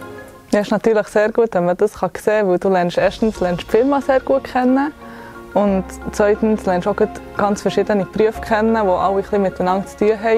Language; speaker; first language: German; native; German